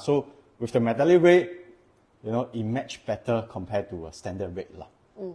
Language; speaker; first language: English; non-native, local second language; Chinese